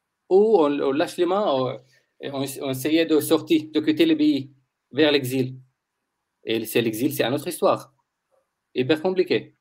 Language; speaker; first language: French; non-native, learner; Arabic